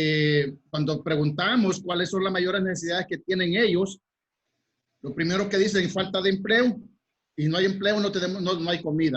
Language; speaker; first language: Spanish; native; Spanish